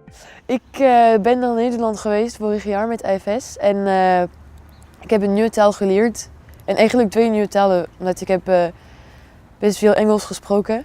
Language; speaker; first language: Dutch; non-native, learner; French